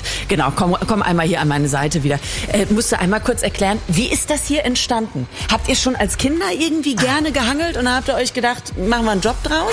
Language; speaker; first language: German; native; German